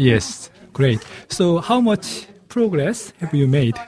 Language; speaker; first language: English; non-native, learner; Korean